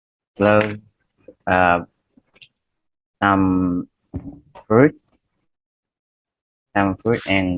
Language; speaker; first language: English; non-native, learner; Vietnamese